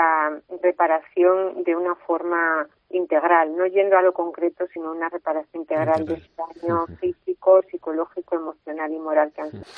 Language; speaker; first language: Spanish; native; Spanish